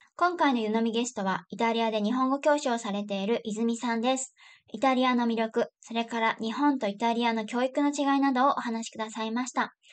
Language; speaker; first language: Japanese; native; Japanese